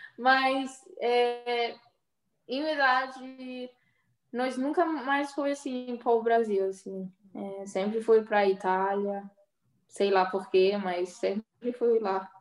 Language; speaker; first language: Portuguese; early bilingual, heritage; Portuguese